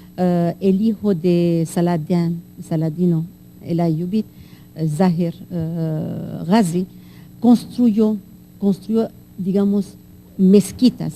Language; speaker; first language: Spanish; non-native, fluent; Armenian